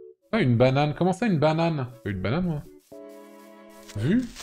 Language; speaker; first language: French; native; French